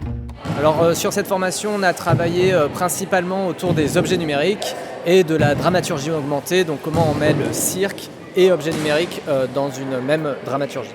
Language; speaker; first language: French; native; French